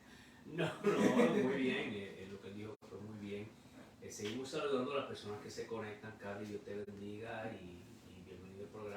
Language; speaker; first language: Spanish; native; Spanish